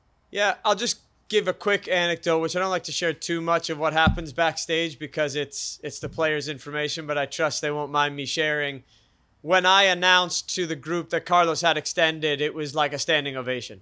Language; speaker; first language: English; native; English